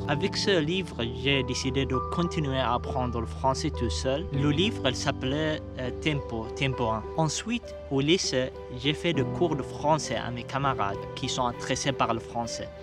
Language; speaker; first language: French; non-native, fluent; Arabic